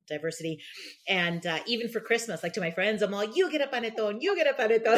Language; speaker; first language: English; early bilingual, other home language; Spanish